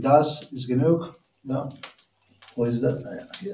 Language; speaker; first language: German; non-native, learner; Spanish